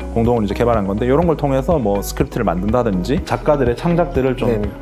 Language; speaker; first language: Korean; native; Korean